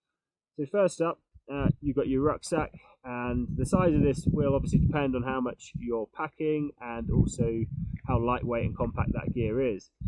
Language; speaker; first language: English; native; English